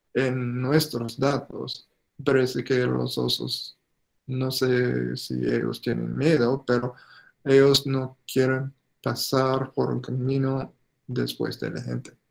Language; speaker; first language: Spanish; non-native, fluent; English